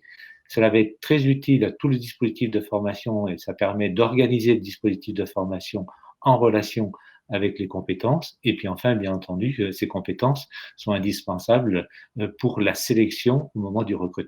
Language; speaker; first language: French; native; French